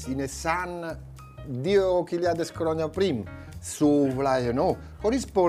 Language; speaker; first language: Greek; non-native, learner; Italian